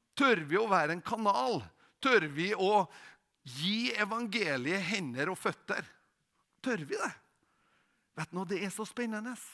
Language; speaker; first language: Norwegian; native; Norwegian